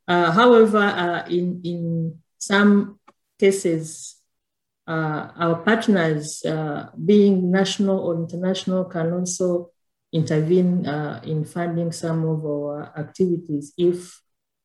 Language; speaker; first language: English; non-native, local second language; Kinyarwanda